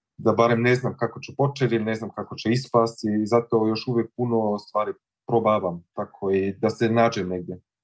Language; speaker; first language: Serbian; early bilingual, heritage; Croatian